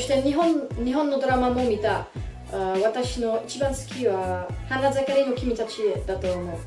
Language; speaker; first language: Japanese; non-native, learner; French